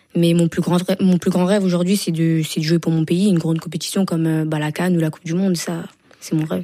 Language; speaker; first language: French; native; French